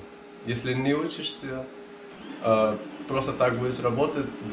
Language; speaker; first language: Russian; non-native, learner; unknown